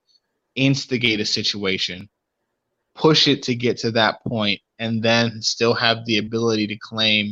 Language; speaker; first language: English; native; English